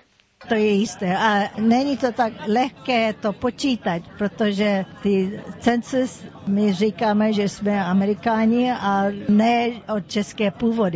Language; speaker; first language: Czech; early bilingual, heritage; English